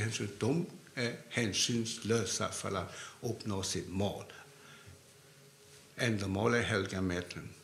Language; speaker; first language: Swedish; non-native, fluent; Cantonese